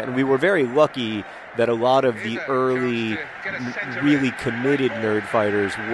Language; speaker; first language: English; native; English